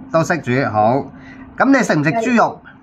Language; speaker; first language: Cantonese; native; Cantonese